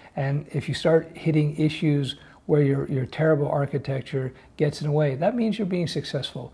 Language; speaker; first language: English; native; English